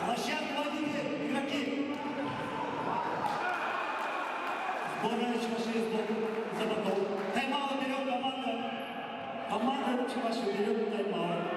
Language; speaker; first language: Russian; native; Russian